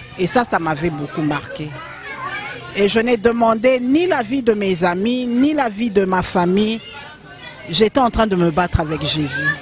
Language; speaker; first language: French; non-native, local second language; Lingala